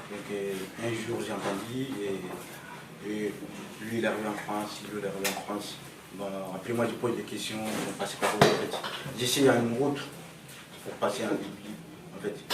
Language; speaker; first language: French; non-native, local second language; Soninke